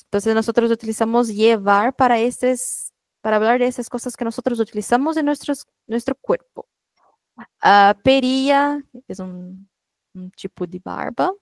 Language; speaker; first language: Spanish; non-native, fluent; Portuguese